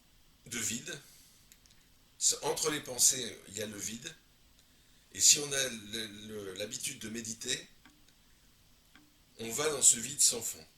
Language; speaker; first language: French; native; French